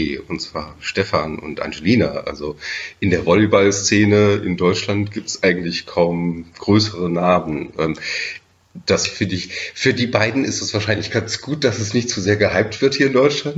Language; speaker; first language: German; native; German